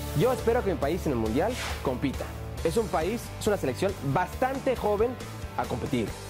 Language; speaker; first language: Spanish; early bilingual, heritage; Spanish